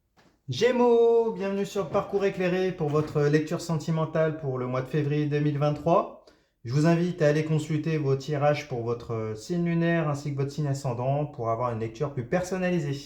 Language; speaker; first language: French; native; French